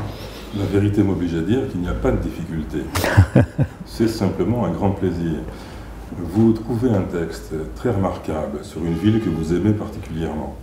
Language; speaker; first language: French; native; French